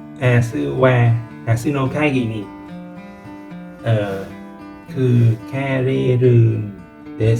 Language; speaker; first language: Japanese; non-native, learner; English